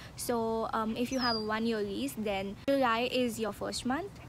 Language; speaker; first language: English; non-native, local second language; Hindi